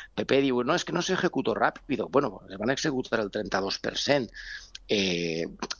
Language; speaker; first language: Catalan; native; Catalan